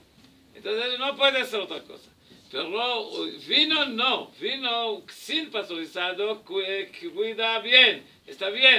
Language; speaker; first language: Spanish; non-native, learner; Hebrew